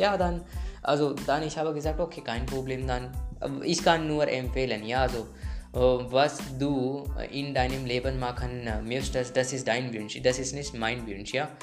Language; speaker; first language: German; non-native, learner; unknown